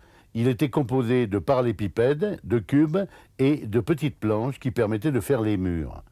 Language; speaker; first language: French; native; French